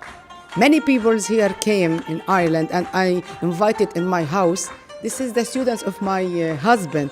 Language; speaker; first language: English; non-native, learner; Arabic